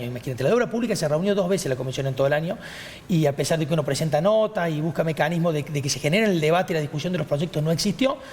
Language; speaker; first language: Spanish; native; Spanish